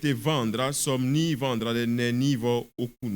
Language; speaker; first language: Swedish; non-native, fluent; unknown